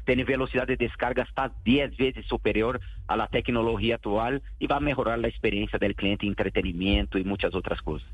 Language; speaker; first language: Spanish; non-native, learner; Portuguese